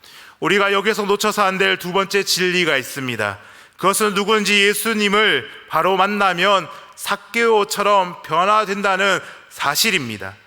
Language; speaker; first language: Korean; native; Korean